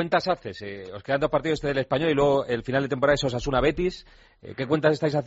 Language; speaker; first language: Spanish; native; Spanish